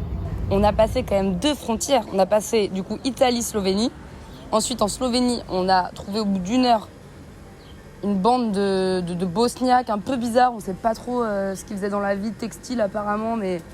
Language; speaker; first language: French; native; French